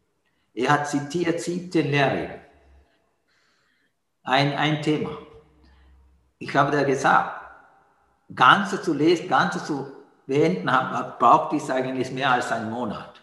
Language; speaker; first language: German; non-native, fluent; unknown